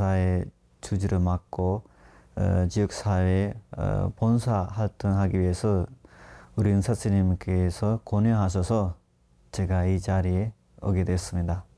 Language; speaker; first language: Korean; non-native, fluent; Sinhala